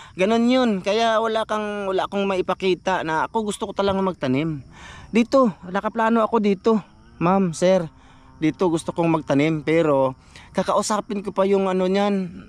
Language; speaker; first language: Filipino; non-native, local second language; Cebuano